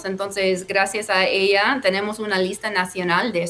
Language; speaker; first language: Spanish; non-native, fluent; English